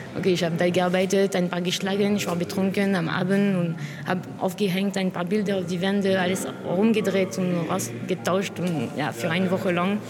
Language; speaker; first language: German; non-native, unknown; French